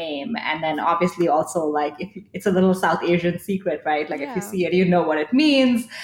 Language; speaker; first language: English; non-native, local second language; Hindi